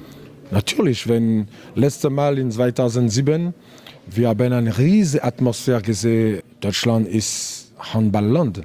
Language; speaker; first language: German; non-native, learner; French